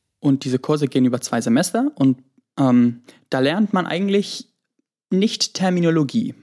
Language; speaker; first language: German; early bilingual, other home language; Greek